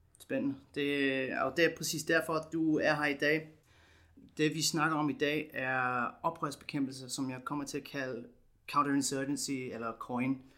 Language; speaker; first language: Danish; non-native, fluent; English